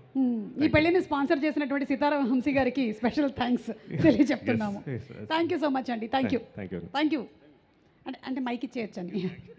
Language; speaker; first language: Telugu; native; Telugu